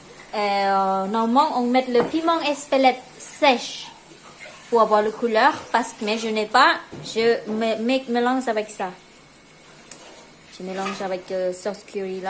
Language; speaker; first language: French; non-native, local second language; Khmer